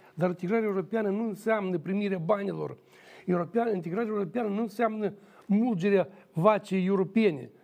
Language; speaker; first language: Romanian; native; Romanian